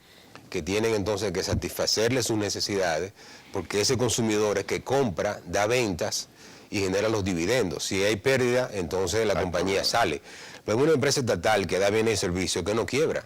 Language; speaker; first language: Spanish; native; Spanish